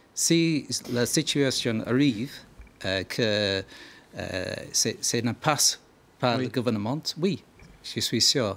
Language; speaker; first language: French; non-native, learner; English